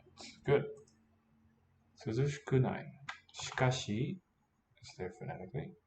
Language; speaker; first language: Japanese; non-native, learner; English